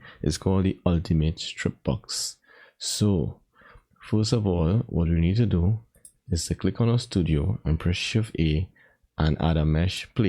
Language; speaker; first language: English; native; English